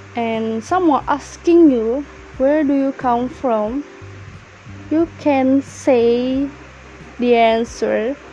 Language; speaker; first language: English; non-native, learner; Indonesian